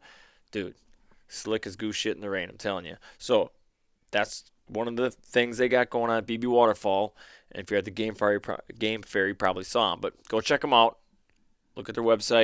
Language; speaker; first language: English; native; English